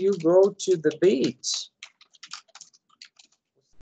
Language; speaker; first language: English; non-native, learner; Portuguese